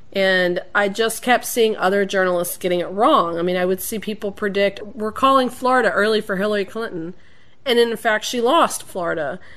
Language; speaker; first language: English; native; English